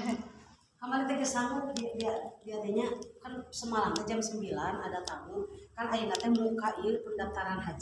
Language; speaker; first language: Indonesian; non-native, local second language; Sundanese